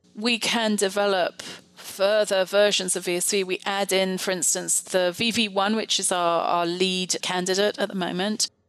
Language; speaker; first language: English; native; English